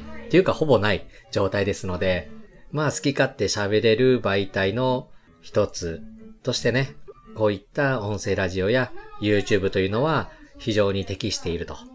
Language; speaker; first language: Japanese; native; Japanese